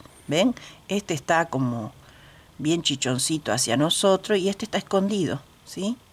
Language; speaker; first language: Spanish; native; Spanish